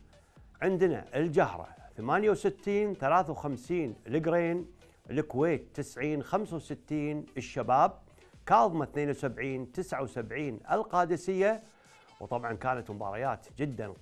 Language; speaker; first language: Arabic; native; Arabic